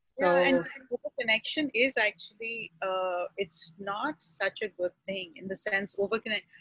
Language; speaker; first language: English; non-native, local second language; Urdu